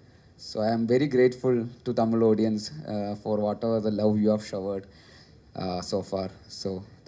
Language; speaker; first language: Tamil; non-native, learner; Malayalam